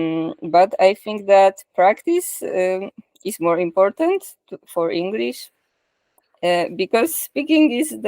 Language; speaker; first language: English; non-native, learner; Polish